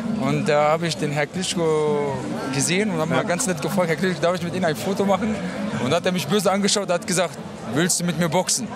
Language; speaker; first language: German; early bilingual, other home language; Arabic